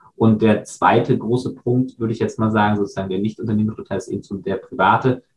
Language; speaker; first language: German; native; German